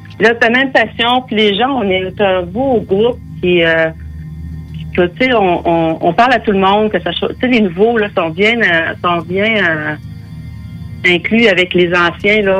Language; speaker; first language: French; native; French